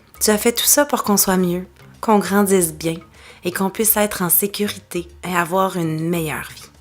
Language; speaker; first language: French; native; French